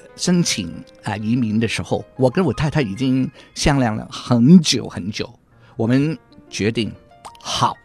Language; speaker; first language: Chinese; non-native, local second language; Cantonese